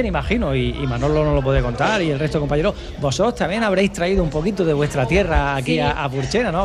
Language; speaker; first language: Spanish; native; Spanish